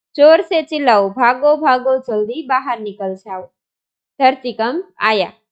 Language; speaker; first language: Hindi; non-native, local second language; Gujarati